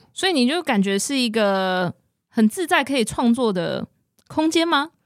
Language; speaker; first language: Chinese; native; Chinese